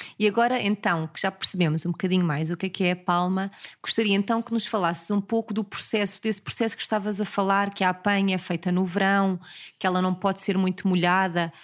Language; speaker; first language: Portuguese; native; Portuguese